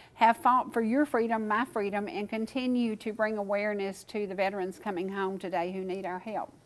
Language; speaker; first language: English; native; English